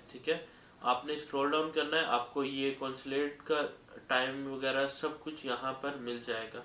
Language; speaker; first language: Urdu; non-native, local second language; Punjabi